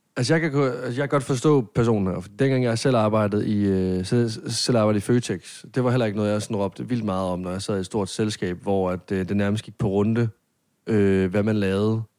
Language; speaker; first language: Danish; native; Danish